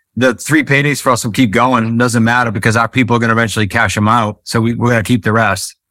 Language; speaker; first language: English; native; English